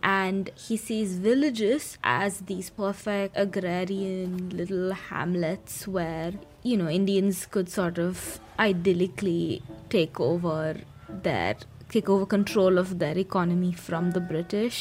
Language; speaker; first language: English; non-native, local second language; Hindi